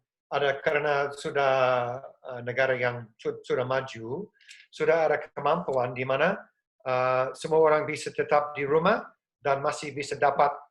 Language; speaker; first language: Indonesian; non-native, fluent; English